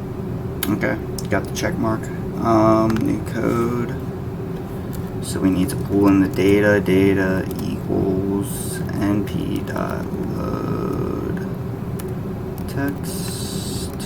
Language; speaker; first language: English; native; English